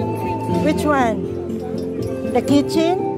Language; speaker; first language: English; non-native, learner; Filipino